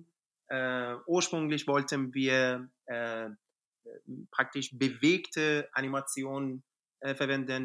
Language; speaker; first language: German; non-native, fluent; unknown